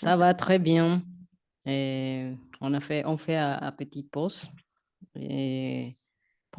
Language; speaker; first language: French; non-native, learner; Spanish